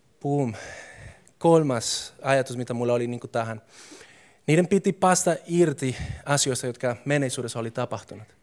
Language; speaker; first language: Finnish; non-native, fluent; Spanish